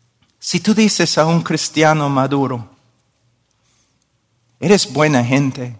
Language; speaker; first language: Spanish; non-native, fluent; English